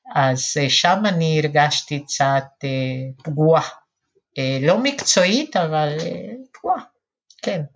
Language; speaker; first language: Hebrew; non-native, fluent; Spanish